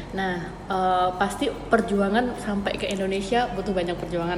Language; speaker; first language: Indonesian; native; Indonesian